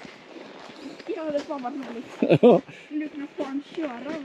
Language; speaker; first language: Swedish; native; Swedish